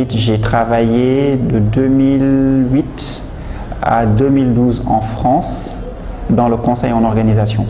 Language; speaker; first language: French; non-native, local second language; Wolof